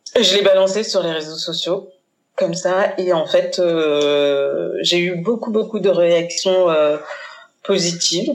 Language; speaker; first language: French; early bilingual, other home language; Haitian Creole